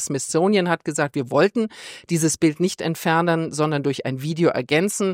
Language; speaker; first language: German; native; German